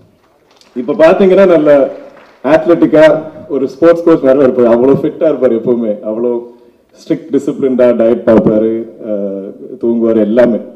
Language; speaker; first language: Tamil; non-native, local second language; Malayalam